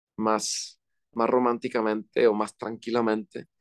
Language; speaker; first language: Spanish; native; Spanish